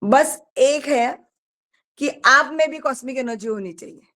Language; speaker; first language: Hindi; non-native, local second language; Marathi